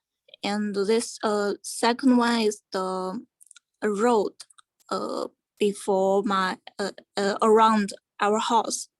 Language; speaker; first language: English; non-native, fluent; Chinese